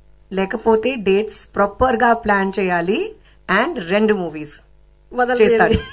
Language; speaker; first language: Telugu; non-native, local second language; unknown